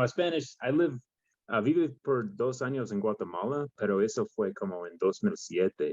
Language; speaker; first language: Spanish; non-native, learner; English